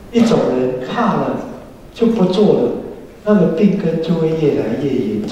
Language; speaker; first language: Chinese; native; Chinese